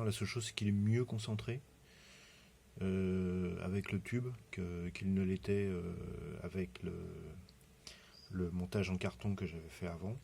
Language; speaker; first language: French; native; French